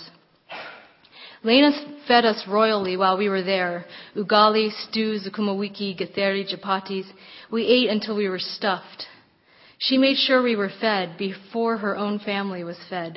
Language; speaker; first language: English; native; English